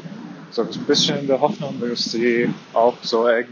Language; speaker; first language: German; non-native, fluent; Arabic